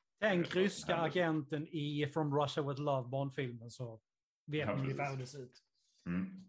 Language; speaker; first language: Swedish; native; Swedish